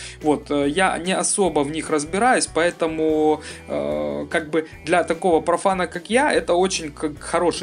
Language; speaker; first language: Russian; native; Russian